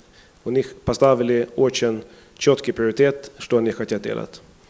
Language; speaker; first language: Russian; non-native, fluent; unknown